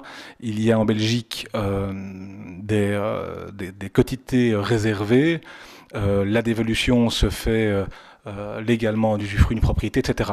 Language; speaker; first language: French; native; French